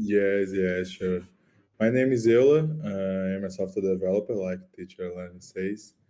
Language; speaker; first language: English; non-native, learner; Portuguese